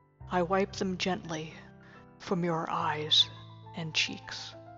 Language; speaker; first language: English; native; English